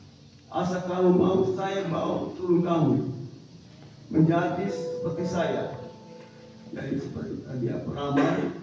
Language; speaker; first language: Indonesian; non-native, fluent; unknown